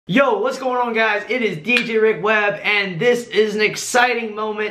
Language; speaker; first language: English; native; English